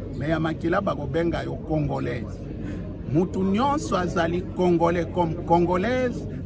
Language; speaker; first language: Lingala; non-native, local second language; Kituba (Democratic Republic of Congo)